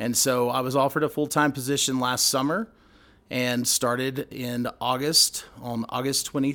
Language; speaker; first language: English; native; English